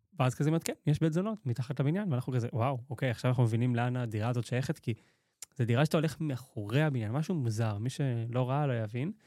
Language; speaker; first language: Hebrew; native; Hebrew